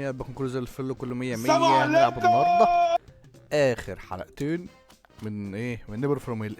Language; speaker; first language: Arabic; native; Arabic